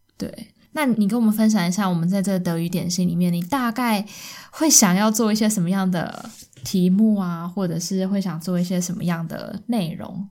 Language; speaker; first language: Chinese; native; Chinese